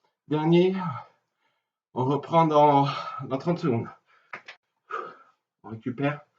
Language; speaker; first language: French; native; French